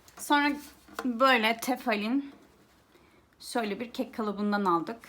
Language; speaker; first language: Turkish; early bilingual, heritage; Turkish